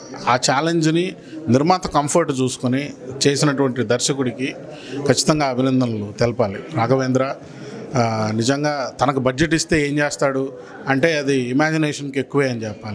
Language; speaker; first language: Telugu; native; Telugu